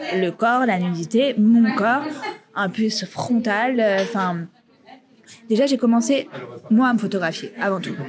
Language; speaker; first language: French; native; French